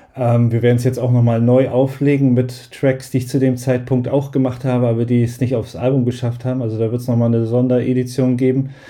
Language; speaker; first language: German; native; German